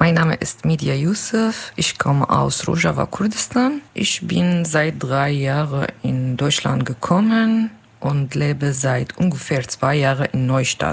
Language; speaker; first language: German; non-native, learner; Kurdish